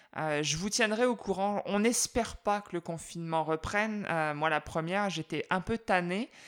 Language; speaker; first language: French; native; French